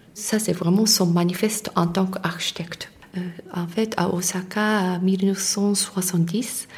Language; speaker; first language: French; non-native, fluent; Japanese